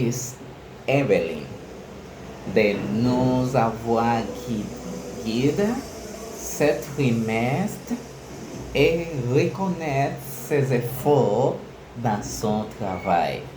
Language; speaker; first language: French; non-native, learner; Spanish